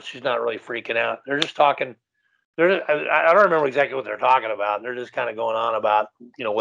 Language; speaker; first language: English; native; English